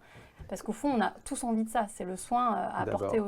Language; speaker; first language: French; native; French